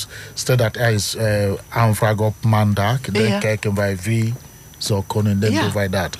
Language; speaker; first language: Dutch; non-native, learner; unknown